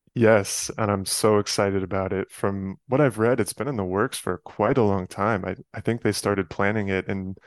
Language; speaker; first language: English; native; English